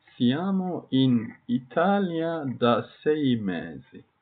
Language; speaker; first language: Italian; non-native, learner; Turkish